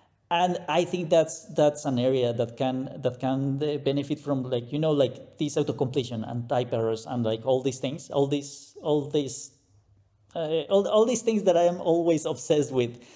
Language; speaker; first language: English; non-native, fluent; Spanish